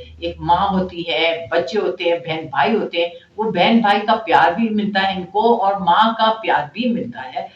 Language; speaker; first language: Urdu; non-native, local second language; Baluchi